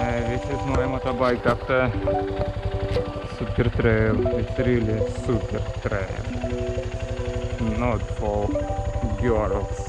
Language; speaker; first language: English; non-native, learner; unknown